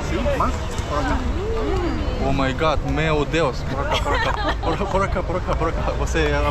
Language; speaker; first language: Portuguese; non-native, learner; Russian